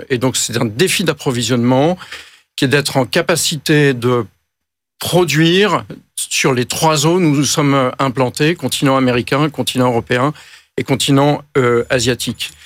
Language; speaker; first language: French; native; French